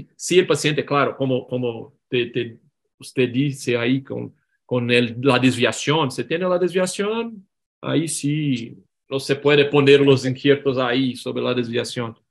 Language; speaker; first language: Spanish; non-native, learner; Portuguese